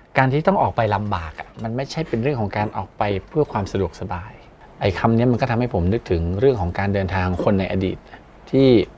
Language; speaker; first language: Thai; native; Thai